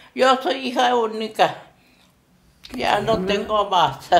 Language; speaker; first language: Spanish; native; Spanish